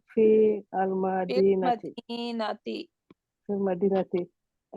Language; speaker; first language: Arabic; non-native, learner; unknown